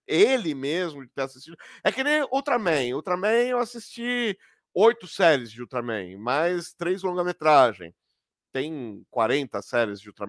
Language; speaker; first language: Portuguese; native; Portuguese